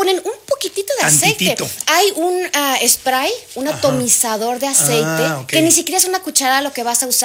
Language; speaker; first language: Spanish; native; Spanish